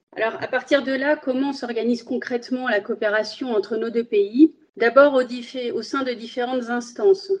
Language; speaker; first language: French; early bilingual, other home language; Spanish